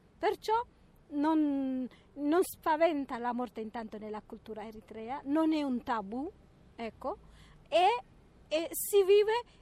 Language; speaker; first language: Italian; non-native, fluent; Tigrinya